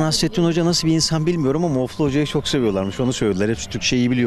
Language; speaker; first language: Turkish; native; Turkish